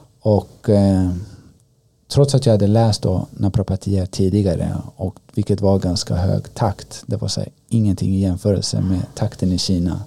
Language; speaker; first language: Swedish; early bilingual, other home language; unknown